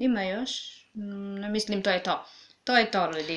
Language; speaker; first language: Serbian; non-native, learner; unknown